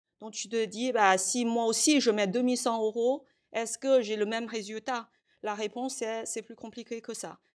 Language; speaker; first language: French; non-native, fluent; Chinese